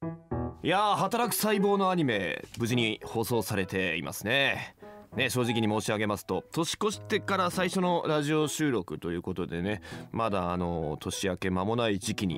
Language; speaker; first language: Japanese; native; Japanese